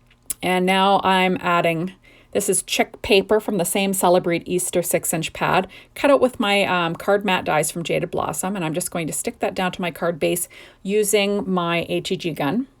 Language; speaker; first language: English; native; English